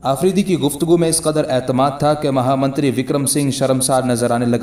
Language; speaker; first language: Urdu; native; Urdu